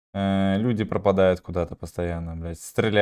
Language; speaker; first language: Russian; native; Russian